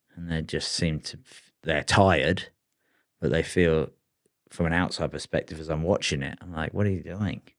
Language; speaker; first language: English; native; English